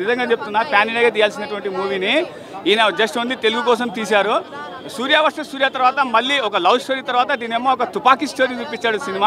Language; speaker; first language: Telugu; native; Telugu